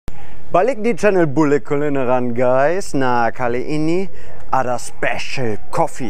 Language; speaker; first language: Indonesian; non-native, fluent; German